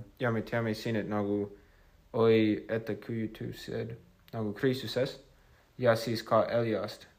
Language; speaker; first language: Estonian; non-native, fluent; English